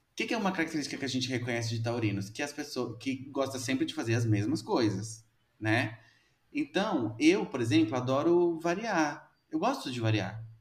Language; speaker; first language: Portuguese; native; Portuguese